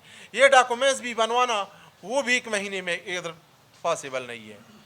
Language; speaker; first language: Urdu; early bilingual, other home language; Pashto